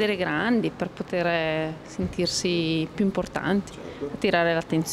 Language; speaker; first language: Italian; native; Italian